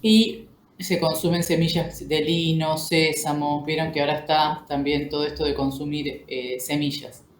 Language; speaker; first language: Spanish; native; Spanish